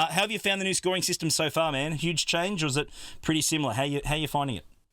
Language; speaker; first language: English; native; English